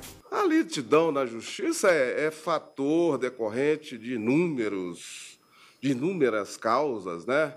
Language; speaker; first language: Portuguese; native; Portuguese